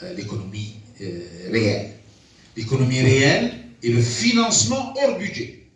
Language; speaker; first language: French; non-native, local second language; Arabic